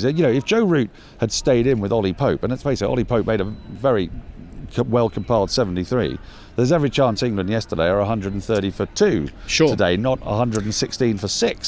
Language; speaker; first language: English; native; English